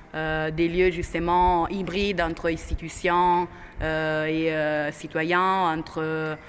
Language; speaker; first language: French; non-native, fluent; Italian